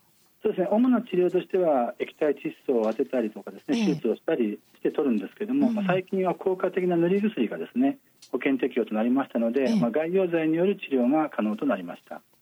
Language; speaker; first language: Japanese; native; Japanese